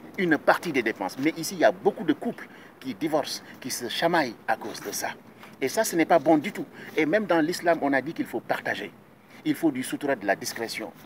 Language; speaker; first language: French; non-native, local second language; Wolof